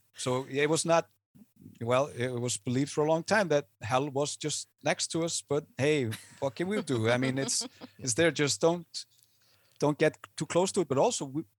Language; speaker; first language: English; non-native, fluent; Icelandic